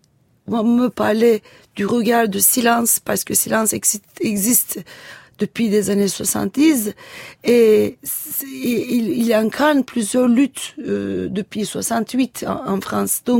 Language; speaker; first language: French; non-native, fluent; Turkish